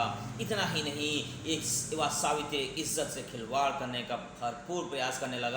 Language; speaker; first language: Hindi; native; Hindi